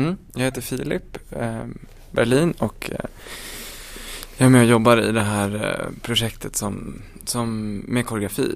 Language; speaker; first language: Swedish; native; Swedish